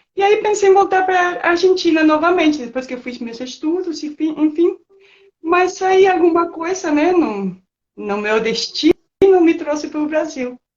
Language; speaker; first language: Portuguese; non-native, fluent; Spanish